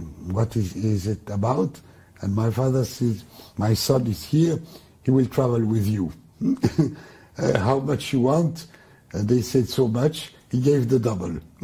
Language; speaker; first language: English; non-native, fluent; Arabic